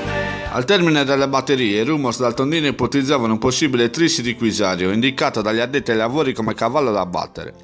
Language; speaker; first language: Italian; native; Italian